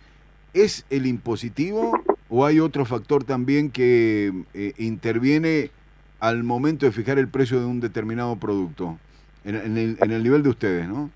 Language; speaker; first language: Spanish; native; Spanish